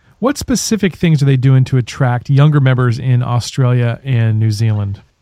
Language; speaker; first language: English; native; English